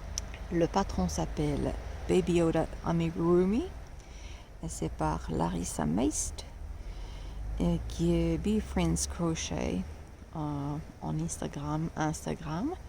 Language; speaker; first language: French; non-native, fluent; Finnish